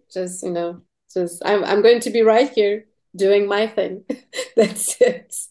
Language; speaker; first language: English; non-native, fluent; Portuguese